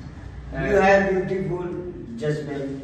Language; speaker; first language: English; non-native, learner; Hindi